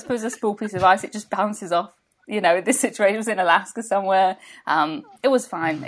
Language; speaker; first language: English; native; English